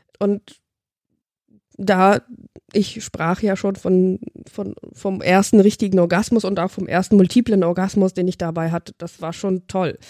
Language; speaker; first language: German; early bilingual, other home language; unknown